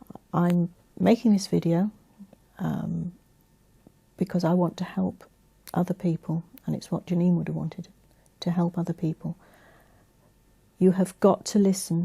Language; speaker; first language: English; native; English